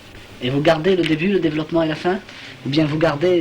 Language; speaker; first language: French; native; French